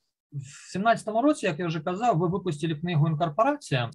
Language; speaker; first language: Ukrainian; native; Ukrainian